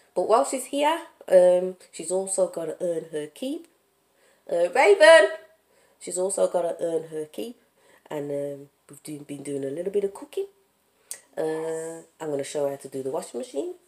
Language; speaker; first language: English; native; English